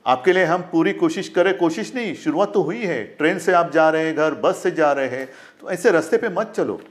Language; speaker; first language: Hindi; non-native, local second language; Marathi